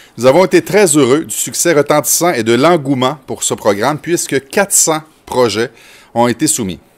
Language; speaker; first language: French; native; French